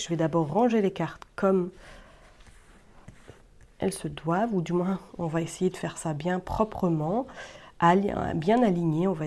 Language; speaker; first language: French; native; French